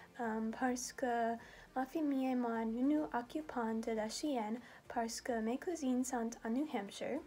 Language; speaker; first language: French; non-native, learner; English